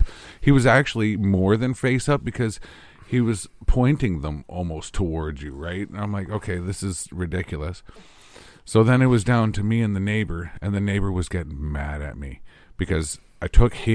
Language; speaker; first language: English; native; English